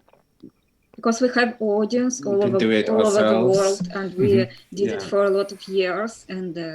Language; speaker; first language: English; non-native, fluent; Russian